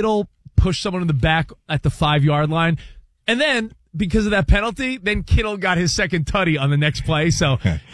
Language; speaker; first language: English; native; English